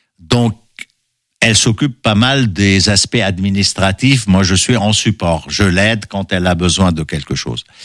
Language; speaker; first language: French; non-native, local second language; Arabic